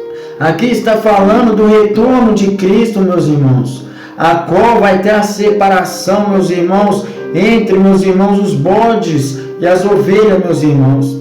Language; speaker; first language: Portuguese; native; Portuguese